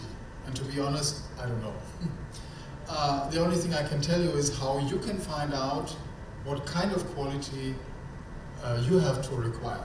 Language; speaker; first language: English; non-native, fluent; German